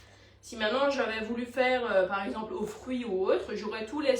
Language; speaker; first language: French; native; French